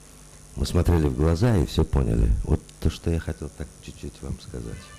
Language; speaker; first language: Russian; non-native, local second language; Uzbek